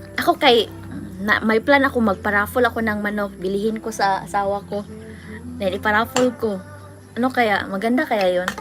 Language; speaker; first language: Filipino; non-native, local second language; Cebuano